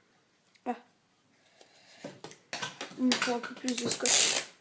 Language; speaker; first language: French; native; French